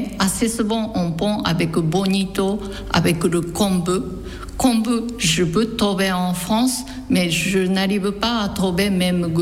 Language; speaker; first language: French; non-native, fluent; Japanese